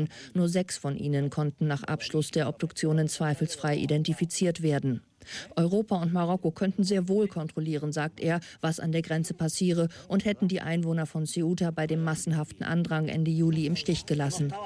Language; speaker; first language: German; native; German